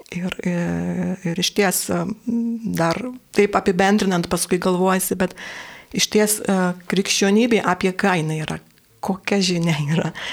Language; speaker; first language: Lithuanian; native; Lithuanian